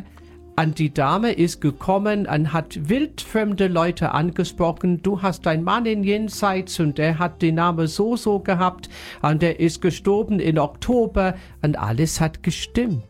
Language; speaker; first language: German; non-native, fluent; English